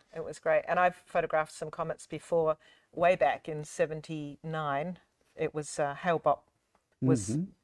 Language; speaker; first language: English; native; English